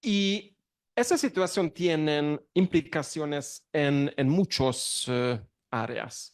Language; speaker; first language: Spanish; non-native, learner; Hungarian